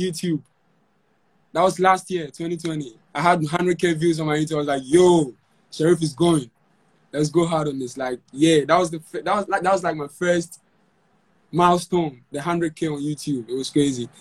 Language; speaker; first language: English; non-native, local second language; Akan